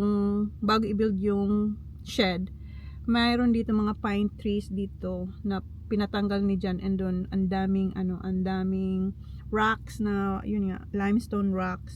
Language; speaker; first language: Filipino; native; Filipino